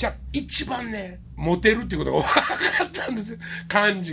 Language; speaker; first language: Japanese; native; Japanese